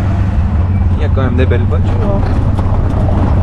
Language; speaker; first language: French; non-native, local second language; Malagasy